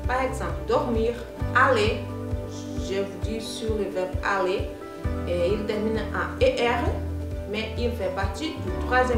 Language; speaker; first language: French; non-native, fluent; Portuguese